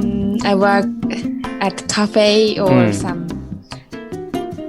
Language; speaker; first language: English; non-native, learner; Japanese